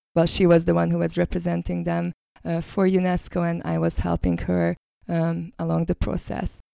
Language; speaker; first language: English; non-native, fluent; Hungarian